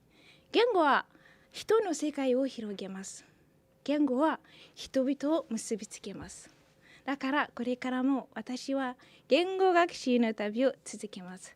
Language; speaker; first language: Japanese; non-native, fluent; Hausa